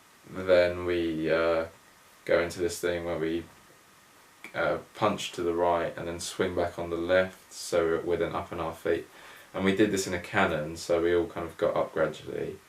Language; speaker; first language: English; native; English